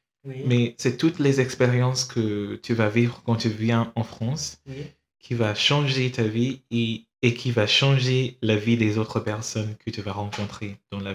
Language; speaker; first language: French; non-native, fluent; English